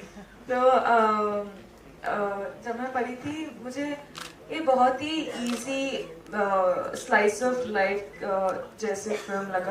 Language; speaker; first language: Hindi; non-native, local second language; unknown